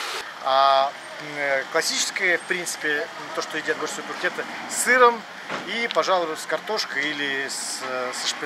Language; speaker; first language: Russian; native; Russian